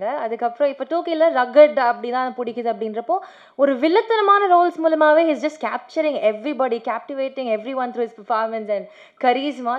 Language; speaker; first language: Tamil; native; Tamil